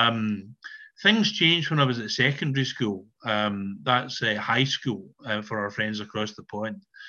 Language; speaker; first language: English; native; English